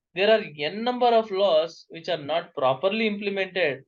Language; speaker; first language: English; non-native, local second language; Kannada